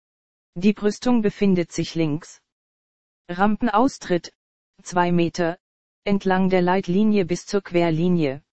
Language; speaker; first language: German; native; German